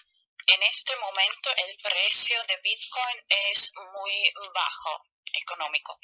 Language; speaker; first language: Spanish; non-native, fluent; German